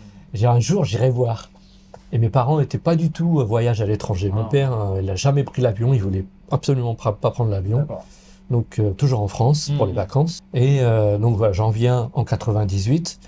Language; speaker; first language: French; native; French